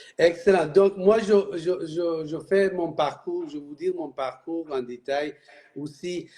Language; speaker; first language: French; non-native, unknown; Persian